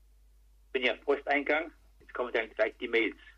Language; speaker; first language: German; native; German